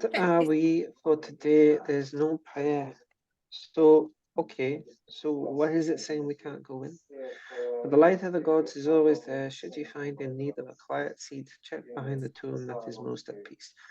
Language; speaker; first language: English; native; English